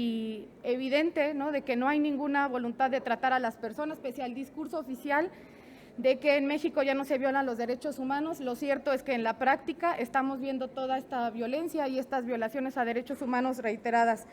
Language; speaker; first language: Spanish; native; Spanish